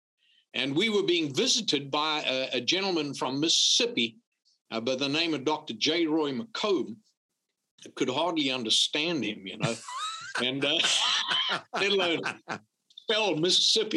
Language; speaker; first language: English; native; English